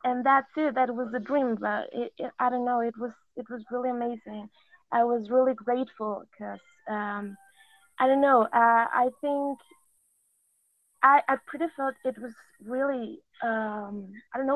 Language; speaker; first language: English; non-native, fluent; Spanish